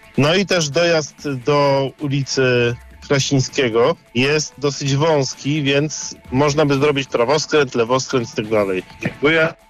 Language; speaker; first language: Polish; native; Polish